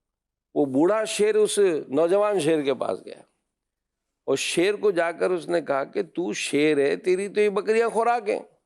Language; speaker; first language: Urdu; native; Urdu